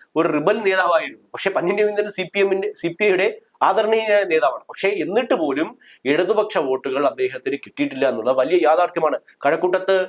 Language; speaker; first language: Malayalam; native; Malayalam